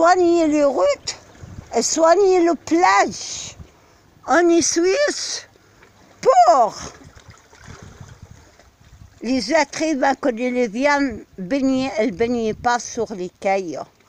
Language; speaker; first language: French; non-native, learner; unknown